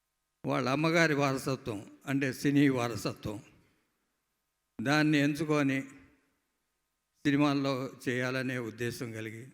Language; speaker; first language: Telugu; native; Telugu